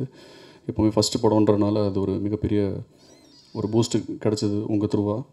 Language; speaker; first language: Tamil; native; Tamil